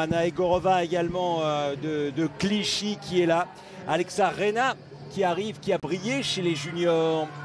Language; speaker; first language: French; native; French